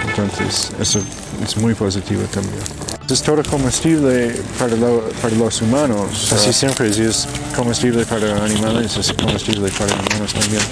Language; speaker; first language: Spanish; non-native, fluent; English